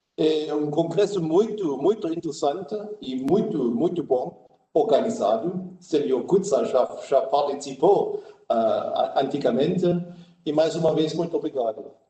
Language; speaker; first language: Portuguese; non-native, learner; German